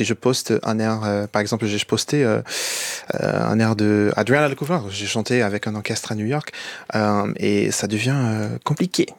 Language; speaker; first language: French; non-native, fluent; English